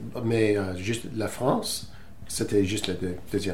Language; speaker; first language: French; non-native, learner; English